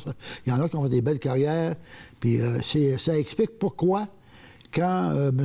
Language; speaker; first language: French; native; French